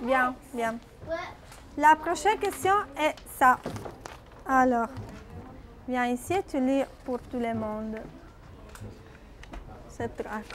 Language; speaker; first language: French; non-native, learner; Italian